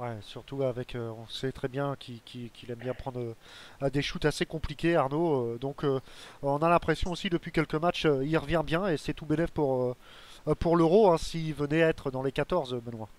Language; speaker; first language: French; native; French